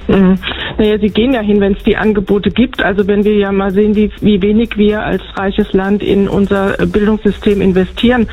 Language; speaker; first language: German; native; German